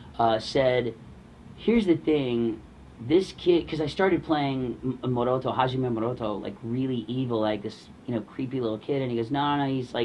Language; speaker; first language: English; native; English